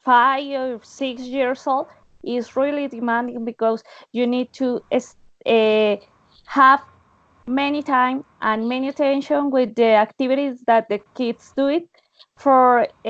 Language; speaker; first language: English; non-native, learner; Spanish